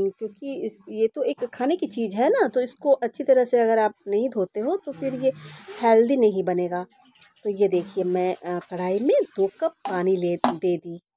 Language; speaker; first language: Hindi; non-native, local second language; Bangla